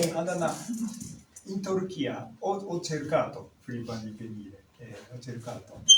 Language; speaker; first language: Italian; non-native, learner; Japanese